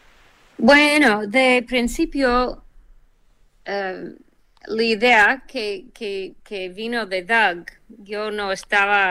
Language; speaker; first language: Spanish; non-native, fluent; English